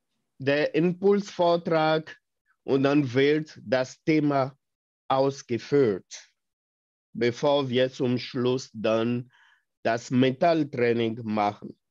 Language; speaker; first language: German; non-native, fluent; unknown